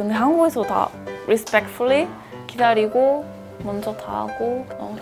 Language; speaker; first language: Korean; non-native, fluent; Spanish